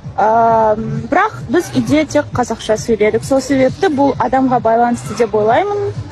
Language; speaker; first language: Kazakh; native; Kazakh